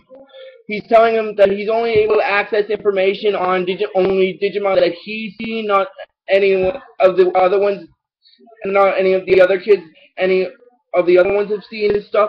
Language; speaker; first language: English; native; English